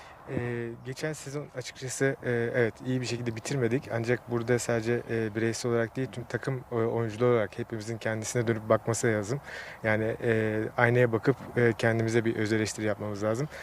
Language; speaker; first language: Turkish; native; Turkish